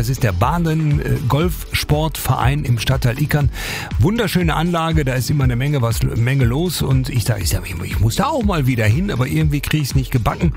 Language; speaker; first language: German; native; German